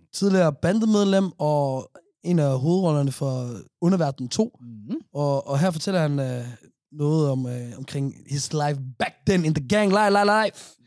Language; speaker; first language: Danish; early bilingual, other home language; Somali